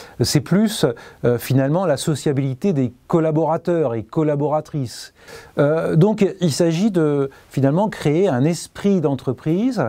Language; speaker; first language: French; native; French